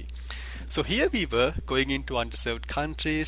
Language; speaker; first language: English; non-native, local second language; Sinhala